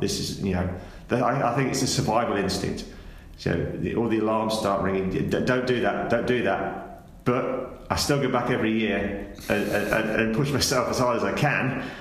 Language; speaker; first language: English; native; English